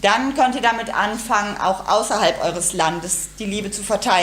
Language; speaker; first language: German; native; German